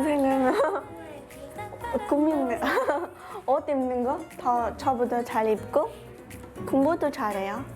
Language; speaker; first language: Korean; non-native, fluent; Mongolian